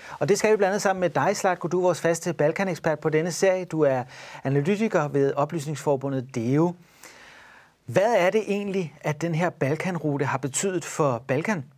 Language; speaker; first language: Danish; native; Danish